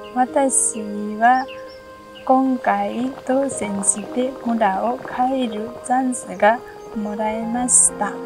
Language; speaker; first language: Japanese; non-native, learner; Nepali